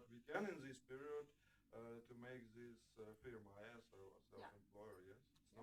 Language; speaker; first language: English; non-native, learner; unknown